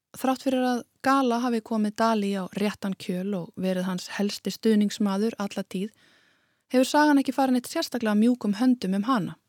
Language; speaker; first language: Icelandic; native; Icelandic